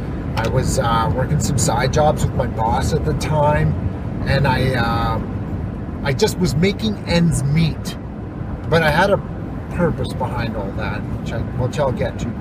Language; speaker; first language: English; native; English